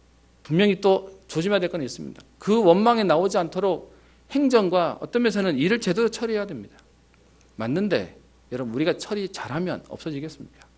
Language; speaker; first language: Korean; native; Korean